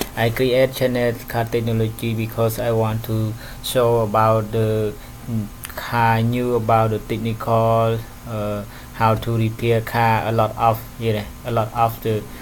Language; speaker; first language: English; non-native, learner; Khmer